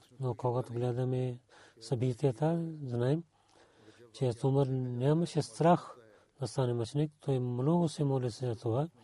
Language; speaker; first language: Bulgarian; non-native, learner; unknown